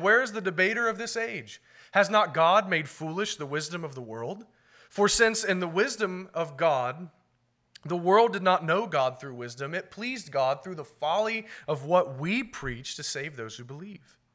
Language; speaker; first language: English; native; English